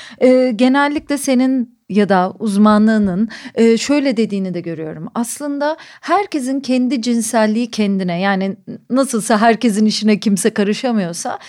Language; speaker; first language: Turkish; native; Turkish